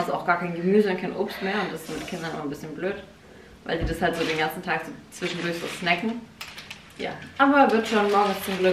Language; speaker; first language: German; native; German